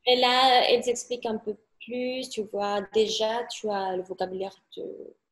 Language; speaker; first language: French; non-native, fluent; Spanish